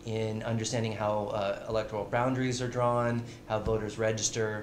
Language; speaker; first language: English; native; English